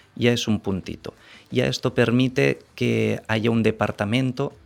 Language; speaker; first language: Spanish; native; Spanish